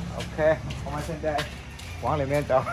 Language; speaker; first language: Chinese; non-native, fluent; Vietnamese